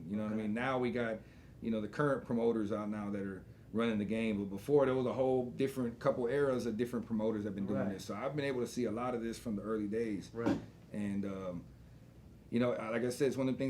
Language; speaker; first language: English; native; English